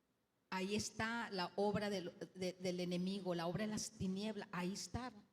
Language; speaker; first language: Spanish; native; Spanish